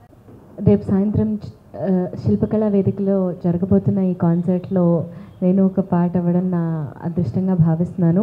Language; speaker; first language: Telugu; native; Telugu